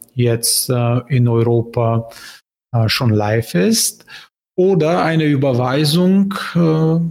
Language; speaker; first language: German; non-native, fluent; Bulgarian